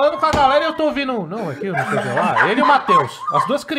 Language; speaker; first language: Portuguese; native; Portuguese